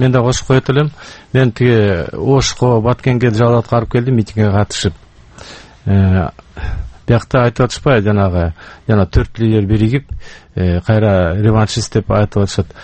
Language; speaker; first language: Kyrgyz; native; Kyrgyz